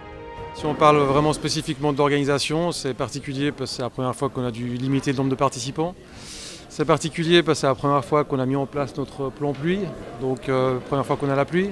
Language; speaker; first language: French; native; French